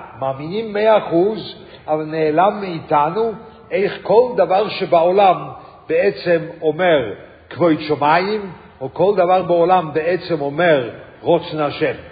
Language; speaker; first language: Hebrew; non-native, fluent; English